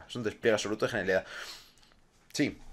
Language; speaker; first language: Spanish; native; Spanish